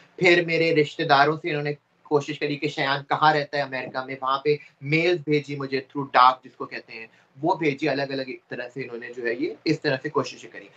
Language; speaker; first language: Urdu; native; Urdu